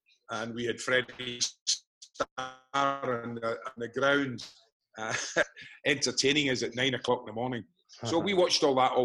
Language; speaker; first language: English; native; English